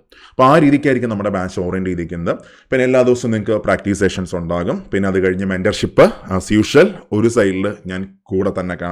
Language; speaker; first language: Malayalam; native; Malayalam